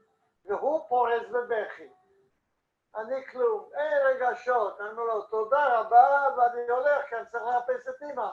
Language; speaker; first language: Hebrew; non-native, fluent; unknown